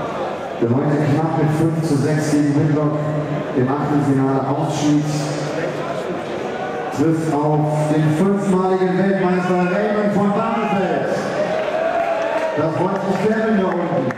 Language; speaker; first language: German; native; German